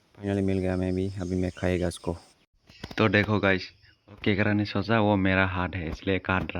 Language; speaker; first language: Hindi; non-native, local second language; Kok Borok